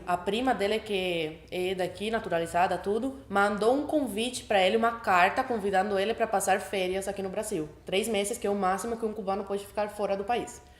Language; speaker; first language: Portuguese; early bilingual, other home language; Spanish